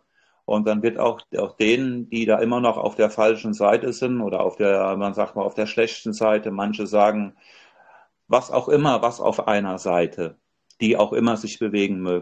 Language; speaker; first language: German; native; German